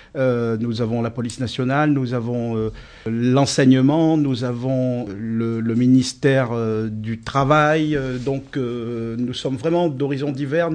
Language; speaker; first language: French; native; French